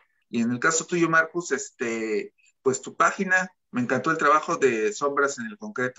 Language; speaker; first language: Spanish; native; Spanish